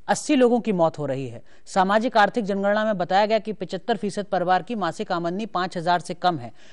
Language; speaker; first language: Hindi; native; Hindi